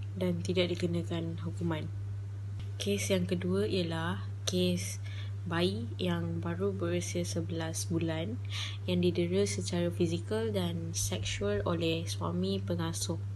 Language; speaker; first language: Malay; native; Malay